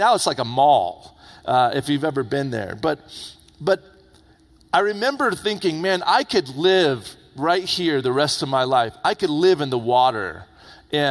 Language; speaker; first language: English; native; English